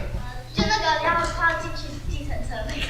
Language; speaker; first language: Chinese; early bilingual, heritage; Chinese